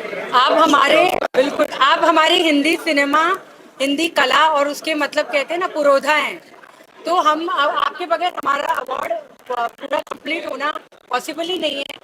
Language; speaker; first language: Hindi; native; Hindi